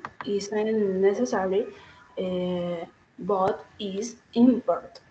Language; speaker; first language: English; non-native, learner; Spanish